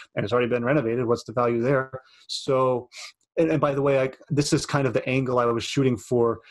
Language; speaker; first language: English; native; English